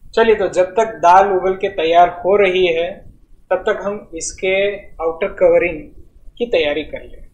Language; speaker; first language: Hindi; non-native, local second language; Marathi